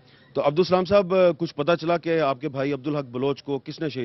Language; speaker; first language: Urdu; native; Urdu